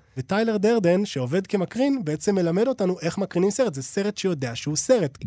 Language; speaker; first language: Hebrew; native; Hebrew